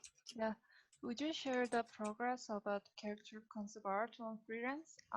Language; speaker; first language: English; non-native, learner; Korean